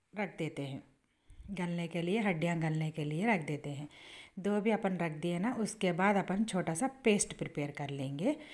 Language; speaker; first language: Hindi; native; Hindi